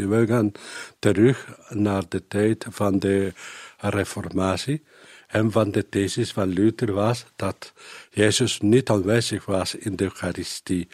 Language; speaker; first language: Dutch; non-native, learner; Spanish